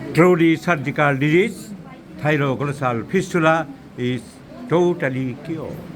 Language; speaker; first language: English; non-native, local second language; Bangla